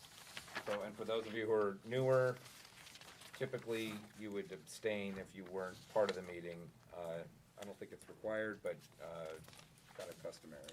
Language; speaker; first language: English; native; English